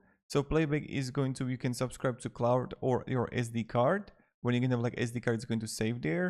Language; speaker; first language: English; non-native, fluent; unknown